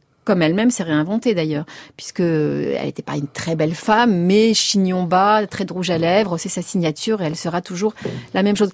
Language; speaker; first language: French; native; French